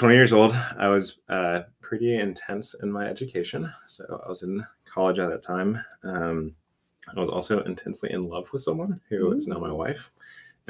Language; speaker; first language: English; native; English